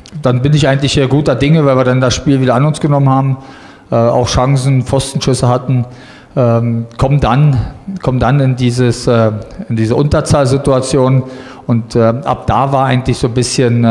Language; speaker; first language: German; native; German